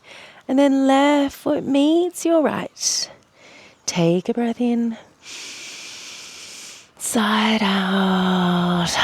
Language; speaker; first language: English; native; English